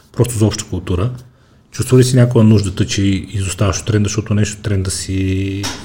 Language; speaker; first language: Bulgarian; native; Bulgarian